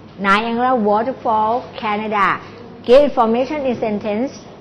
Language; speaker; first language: English; non-native, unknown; Thai